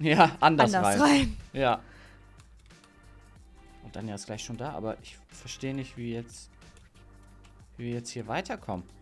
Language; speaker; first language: German; native; German